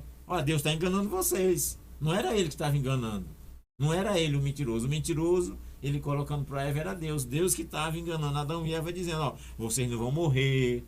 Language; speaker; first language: Portuguese; native; Portuguese